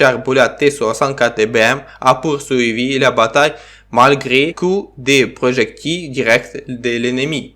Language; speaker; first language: French; non-native, learner; Ukrainian